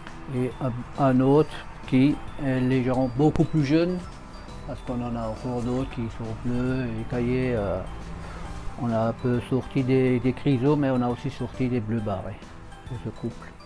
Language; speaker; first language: French; native; French